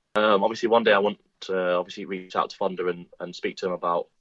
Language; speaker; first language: English; native; English